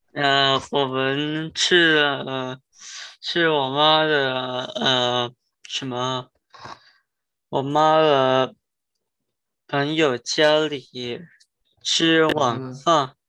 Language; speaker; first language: Chinese; early bilingual, heritage; Chinese